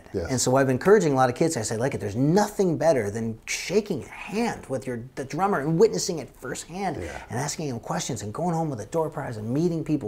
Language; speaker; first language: English; native; English